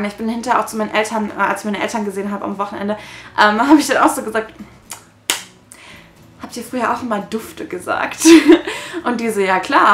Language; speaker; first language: German; native; German